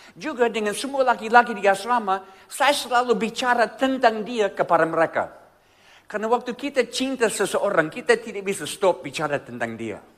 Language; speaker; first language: Indonesian; non-native, fluent; English